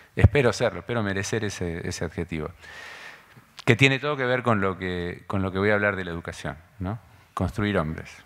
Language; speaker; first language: Spanish; native; Spanish